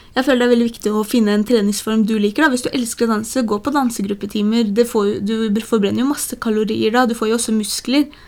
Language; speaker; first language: Norwegian; early bilingual, other home language; Polish